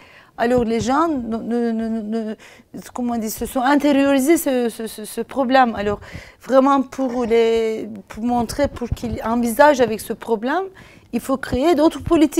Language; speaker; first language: French; non-native, fluent; Turkish